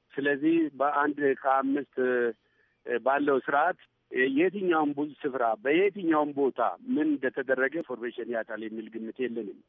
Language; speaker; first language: Amharic; non-native, local second language; Oromo